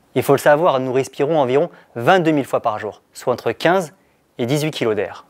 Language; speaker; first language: French; native; French